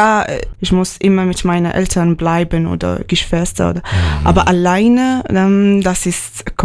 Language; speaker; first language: German; non-native, learner; Arabic